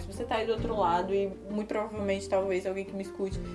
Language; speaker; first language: Portuguese; native; Portuguese